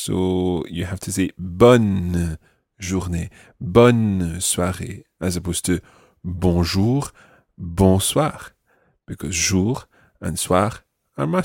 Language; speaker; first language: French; non-native, fluent; English